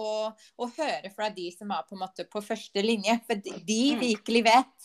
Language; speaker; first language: Swedish; non-native, fluent; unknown